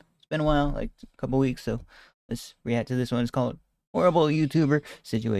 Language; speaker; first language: English; native; English